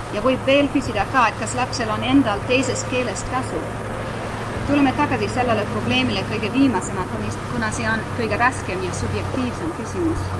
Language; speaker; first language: Estonian; non-native, fluent; English